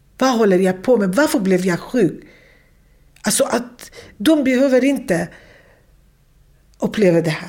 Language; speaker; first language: Swedish; non-native, fluent; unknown